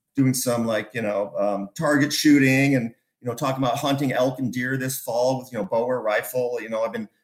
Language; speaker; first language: English; native; English